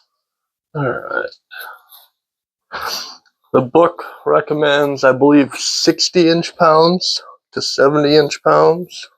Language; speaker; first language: English; native; English